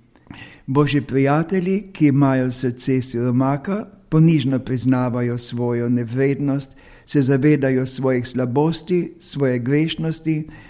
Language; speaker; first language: Slovenian; native; Slovenian